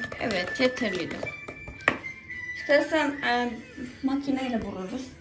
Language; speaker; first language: Turkish; non-native, fluent; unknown